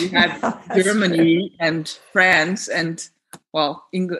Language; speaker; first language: English; non-native, fluent; Dutch